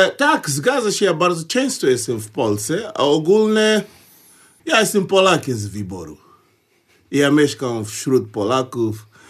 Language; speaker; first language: Polish; non-native, fluent; Portuguese